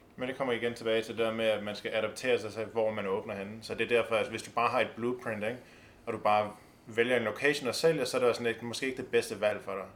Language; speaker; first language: Danish; native; Danish